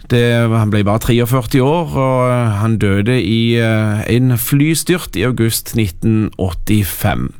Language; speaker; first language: Norwegian; native; Norwegian